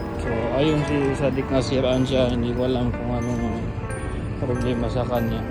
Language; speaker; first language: Filipino; non-native, local second language; Maranao